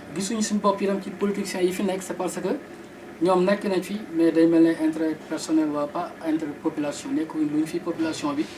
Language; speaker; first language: Wolof; native; Wolof